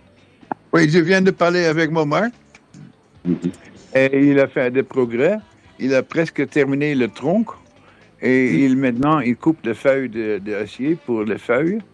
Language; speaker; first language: French; non-native, fluent; Dutch